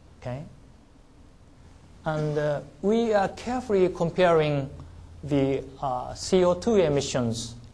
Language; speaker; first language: English; non-native, learner; Japanese